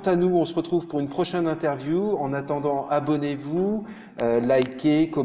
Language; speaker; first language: French; native; French